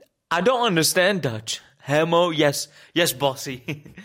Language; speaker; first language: English; native; English